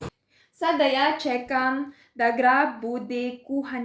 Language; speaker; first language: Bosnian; non-native, learner; Filipino